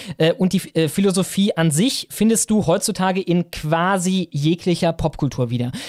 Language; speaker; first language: German; native; German